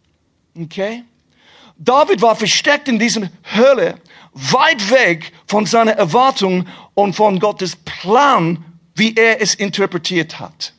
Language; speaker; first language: German; non-native, fluent; English